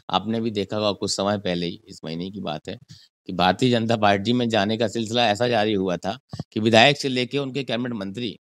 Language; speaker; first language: Hindi; native; Hindi